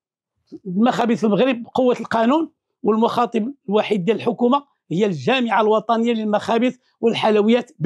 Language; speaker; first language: Arabic; native; Arabic